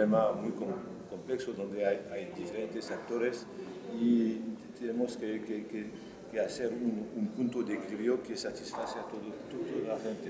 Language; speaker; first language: Spanish; non-native, fluent; French